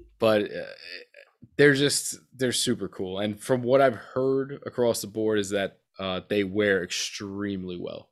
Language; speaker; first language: English; native; English